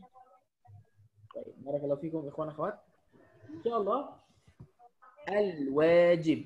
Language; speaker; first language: Arabic; non-native, fluent; Indonesian